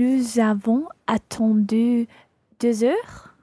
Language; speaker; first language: French; non-native, learner; English